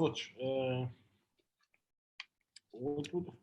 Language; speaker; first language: English; non-native, learner; Arabic